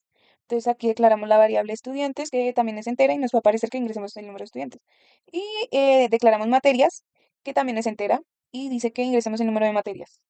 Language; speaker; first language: Spanish; native; Spanish